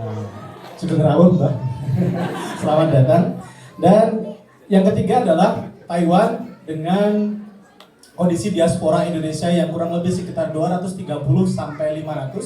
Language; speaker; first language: Indonesian; native; Indonesian